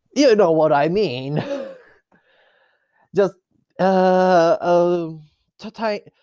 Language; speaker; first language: English; non-native, fluent; Czech